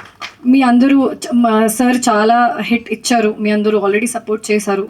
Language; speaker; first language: Telugu; non-native, fluent; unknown